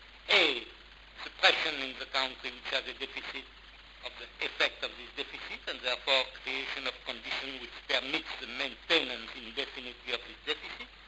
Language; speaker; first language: English; non-native, fluent; French